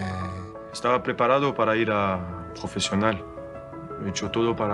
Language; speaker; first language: Spanish; non-native, learner; French